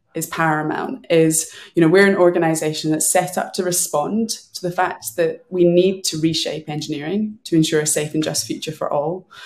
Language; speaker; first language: English; native; English